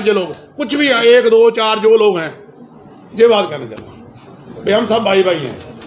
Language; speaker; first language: Hindi; non-native, local second language; Punjabi